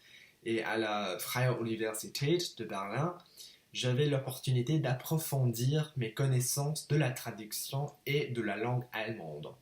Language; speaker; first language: French; non-native, fluent; English